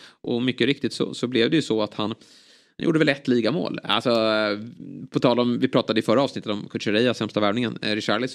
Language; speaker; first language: Swedish; native; Swedish